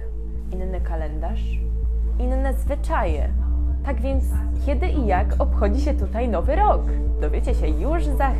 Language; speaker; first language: Polish; native; Polish